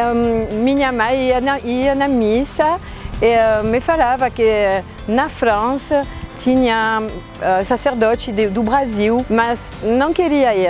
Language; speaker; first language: Portuguese; non-native, fluent; French